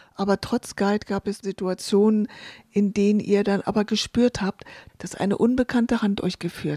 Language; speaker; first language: German; native; German